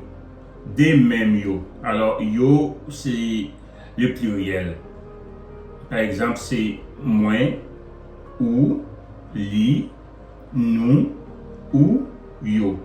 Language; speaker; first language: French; non-native, local second language; Haitian Creole